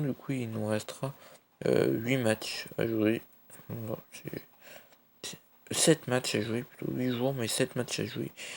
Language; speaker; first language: French; native; French